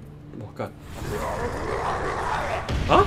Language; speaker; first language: Chinese; native; Chinese